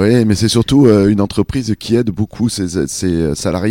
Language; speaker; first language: French; native; French